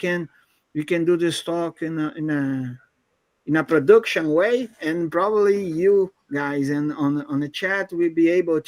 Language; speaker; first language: English; non-native, fluent; Portuguese